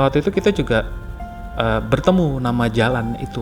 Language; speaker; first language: Indonesian; native; Indonesian